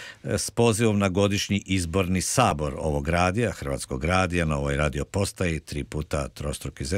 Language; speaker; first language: Croatian; native; Croatian